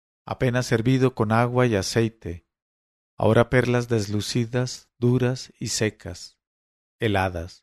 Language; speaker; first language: Spanish; native; Spanish